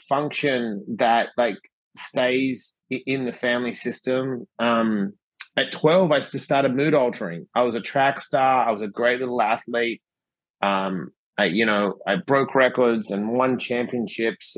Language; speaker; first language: English; native; English